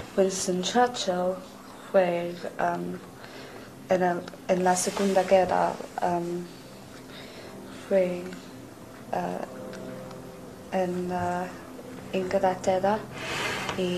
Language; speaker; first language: Spanish; non-native, learner; English